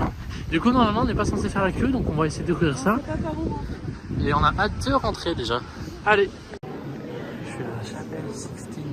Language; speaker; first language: French; native; French